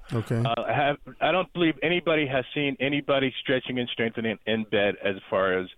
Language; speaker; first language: English; native; English